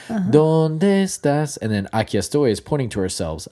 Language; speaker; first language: Spanish; non-native, learner; English